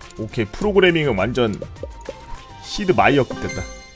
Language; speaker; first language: Korean; native; Korean